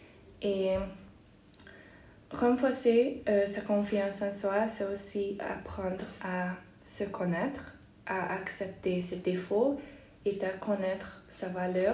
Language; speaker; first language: French; non-native, fluent; Hungarian